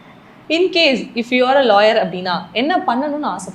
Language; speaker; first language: Tamil; native; Tamil